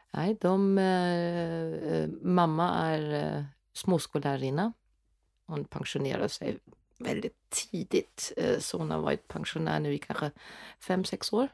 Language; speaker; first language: Swedish; non-native, fluent; German